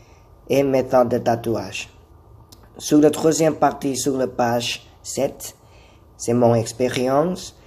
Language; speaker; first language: French; non-native, learner; Thai